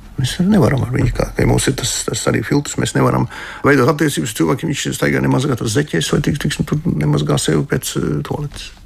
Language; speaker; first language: Latvian; non-native, local second language; Russian